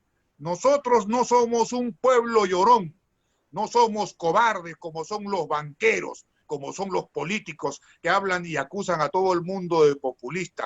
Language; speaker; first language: Spanish; native; Spanish